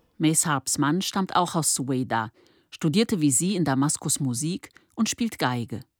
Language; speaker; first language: German; native; German